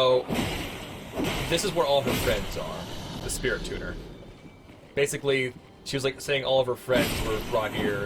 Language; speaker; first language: English; native; English